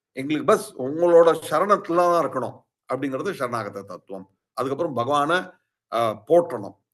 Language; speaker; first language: Tamil; early bilingual, heritage; Tamil